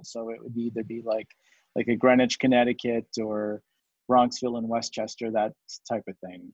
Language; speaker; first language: English; native; English